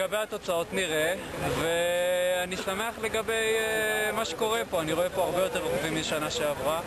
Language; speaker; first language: Hebrew; native; Hebrew